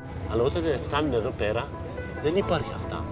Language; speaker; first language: Greek; non-native, fluent; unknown